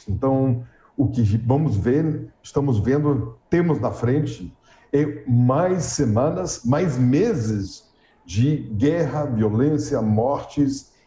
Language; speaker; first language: Portuguese; non-native, fluent; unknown